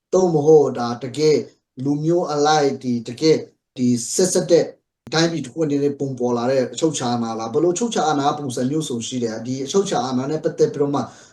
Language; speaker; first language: Burmese; non-native, local second language; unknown